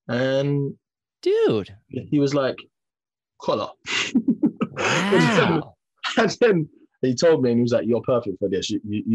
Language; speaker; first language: English; native; English